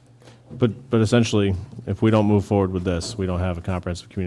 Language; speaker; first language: English; native; English